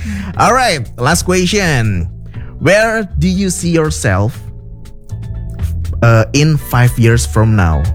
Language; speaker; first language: English; non-native, fluent; Indonesian